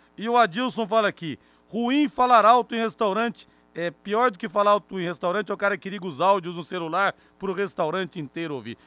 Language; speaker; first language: Portuguese; native; Portuguese